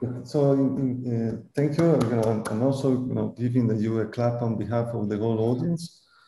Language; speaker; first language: English; non-native, fluent; Italian